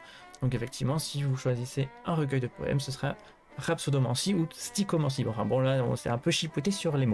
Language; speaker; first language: French; native; French